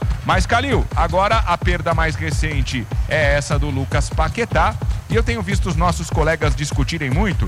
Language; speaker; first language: Portuguese; native; Portuguese